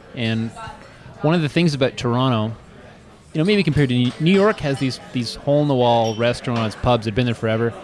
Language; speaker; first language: English; native; English